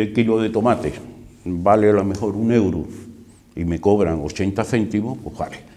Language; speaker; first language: Spanish; native; Spanish